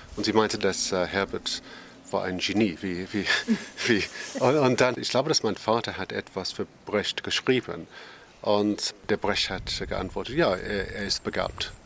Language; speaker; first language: German; non-native, learner; English